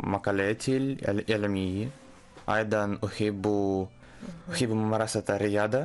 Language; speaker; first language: Arabic; non-native, learner; Russian